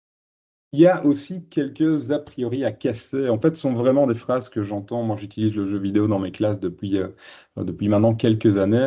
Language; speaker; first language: French; native; French